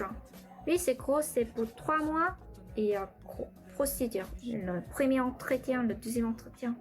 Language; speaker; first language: French; non-native, learner; Korean